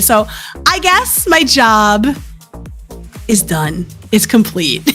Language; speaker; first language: English; native; English